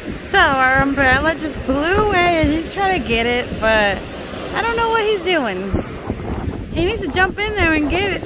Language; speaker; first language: English; early bilingual, other home language; Spanish